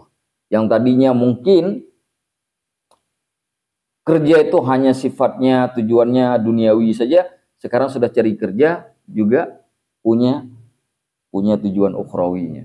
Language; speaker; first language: Indonesian; native; Indonesian